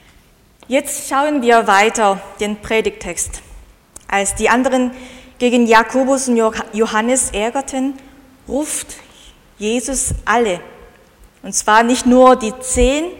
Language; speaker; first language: German; non-native, fluent; Korean